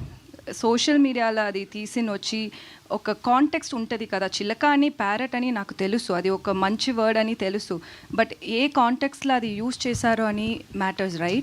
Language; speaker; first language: Telugu; non-native, learner; Tamil